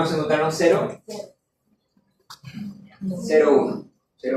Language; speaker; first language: Spanish; native; Spanish